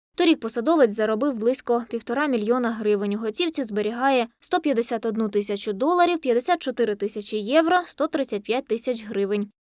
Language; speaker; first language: Ukrainian; native; Ukrainian